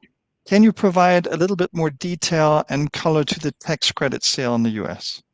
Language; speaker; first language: English; non-native, fluent; German